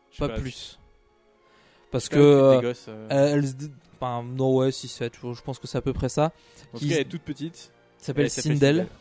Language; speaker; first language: French; native; French